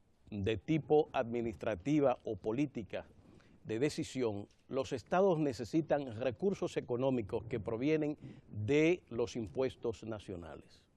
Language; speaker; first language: Spanish; native; Spanish